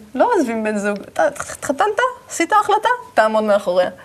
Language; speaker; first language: Hebrew; native; Hebrew